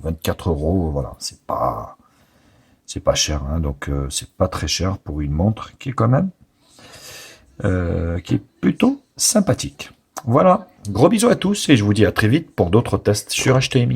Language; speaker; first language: French; native; French